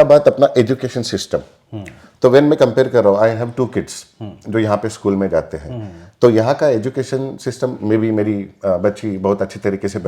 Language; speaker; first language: Hindi; native; Hindi